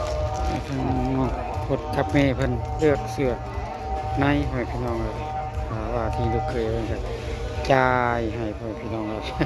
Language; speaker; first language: Thai; non-native, local second language; Lao